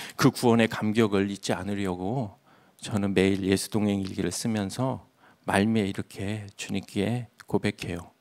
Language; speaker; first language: Korean; native; Korean